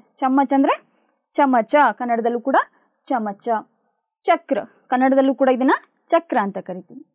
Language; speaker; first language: Kannada; native; Kannada